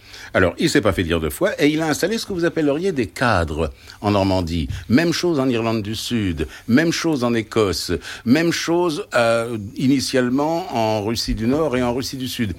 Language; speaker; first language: French; native; French